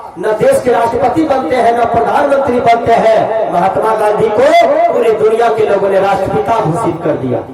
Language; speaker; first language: Hindi; native; Hindi